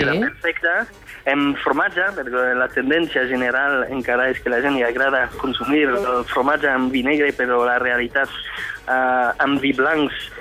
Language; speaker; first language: Catalan; non-native, fluent; French